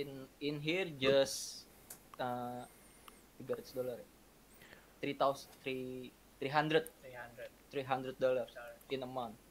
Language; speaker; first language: English; non-native, learner; Indonesian